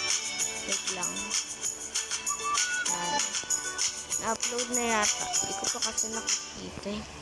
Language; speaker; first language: Filipino; native; Filipino